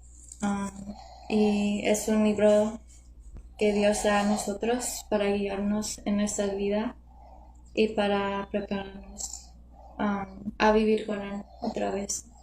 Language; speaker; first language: Spanish; non-native, learner; English